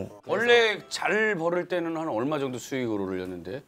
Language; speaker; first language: Korean; native; Korean